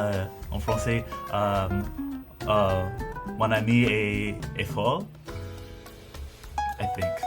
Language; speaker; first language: French; non-native, learner; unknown